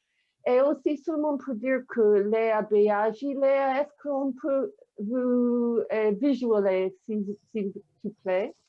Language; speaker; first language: French; non-native, fluent; English